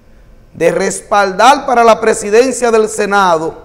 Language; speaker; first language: Spanish; native; Spanish